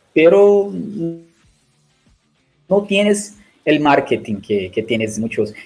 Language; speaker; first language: Spanish; non-native, learner; Portuguese